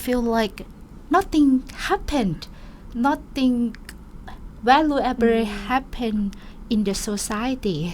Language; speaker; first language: English; non-native, learner; Thai